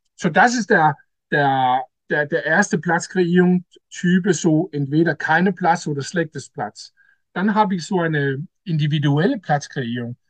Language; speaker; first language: German; non-native, learner; Danish